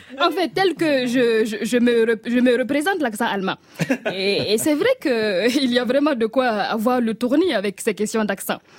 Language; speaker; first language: French; non-native, local second language; Mossi